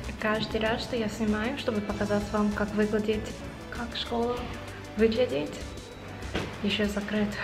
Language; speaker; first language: Russian; non-native, learner; English